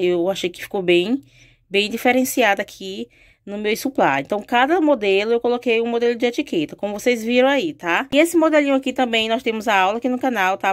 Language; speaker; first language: Portuguese; native; Portuguese